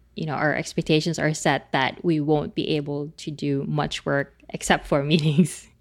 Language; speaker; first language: English; non-native, local second language; Filipino